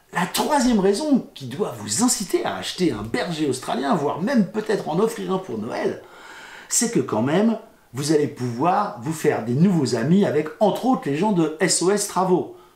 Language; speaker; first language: French; native; French